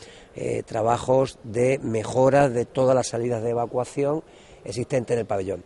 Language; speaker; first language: Spanish; native; Spanish